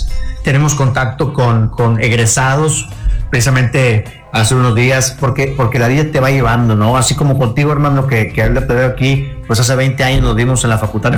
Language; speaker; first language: Spanish; native; Spanish